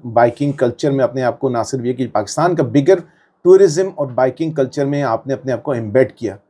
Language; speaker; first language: Urdu; native; Urdu